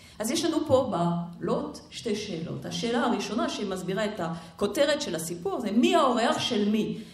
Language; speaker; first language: Hebrew; non-native, fluent; French